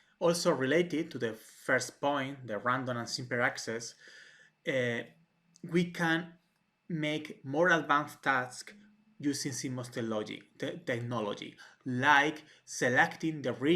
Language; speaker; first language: English; non-native, fluent; Spanish